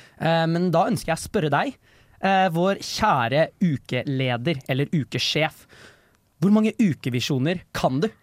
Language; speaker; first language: Norwegian; native; Norwegian